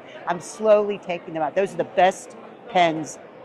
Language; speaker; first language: English; native; English